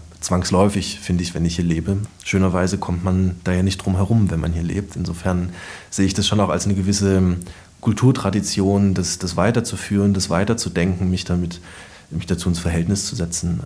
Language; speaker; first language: German; native; German